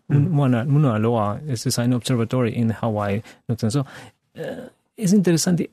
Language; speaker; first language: German; non-native, fluent; Spanish